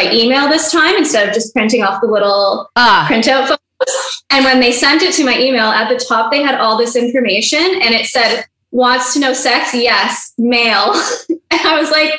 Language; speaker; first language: English; native; English